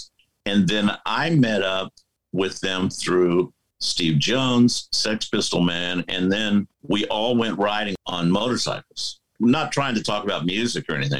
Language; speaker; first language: English; native; English